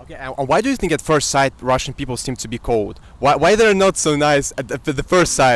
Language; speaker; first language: English; non-native, fluent; Russian